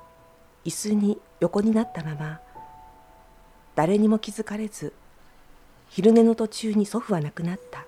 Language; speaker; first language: Japanese; native; Japanese